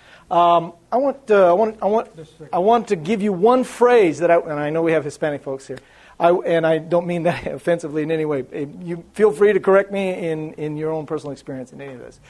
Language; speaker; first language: English; native; English